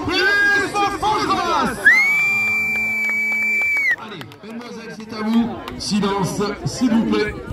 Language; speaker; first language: French; native; French